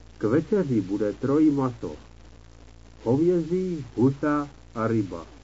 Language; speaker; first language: Czech; native; Czech